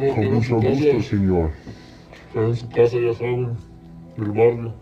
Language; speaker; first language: Spanish; native; Spanish